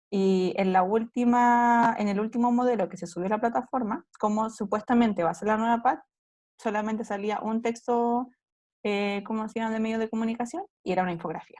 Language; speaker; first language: Spanish; native; Spanish